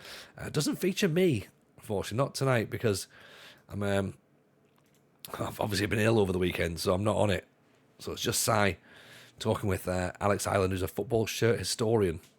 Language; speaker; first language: English; native; English